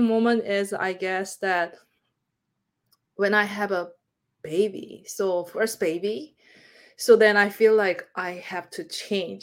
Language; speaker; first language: English; non-native, learner; Korean